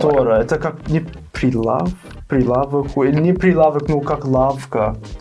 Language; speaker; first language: Russian; non-native, fluent; English